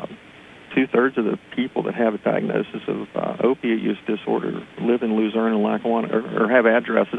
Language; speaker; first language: English; native; English